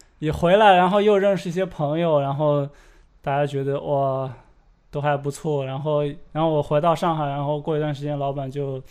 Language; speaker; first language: Chinese; native; Chinese